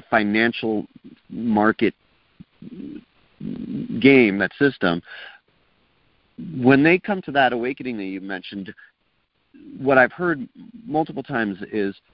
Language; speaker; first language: English; native; English